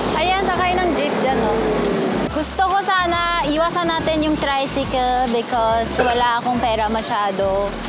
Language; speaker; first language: Filipino; non-native, fluent; Korean